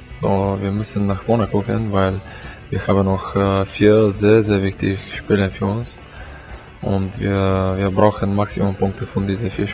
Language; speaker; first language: German; non-native, learner; Bulgarian